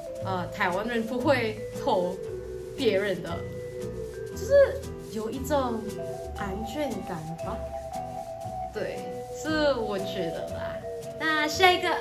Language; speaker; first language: Chinese; non-native, fluent; Indonesian